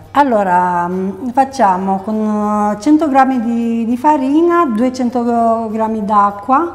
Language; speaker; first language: Italian; non-native, fluent; Romanian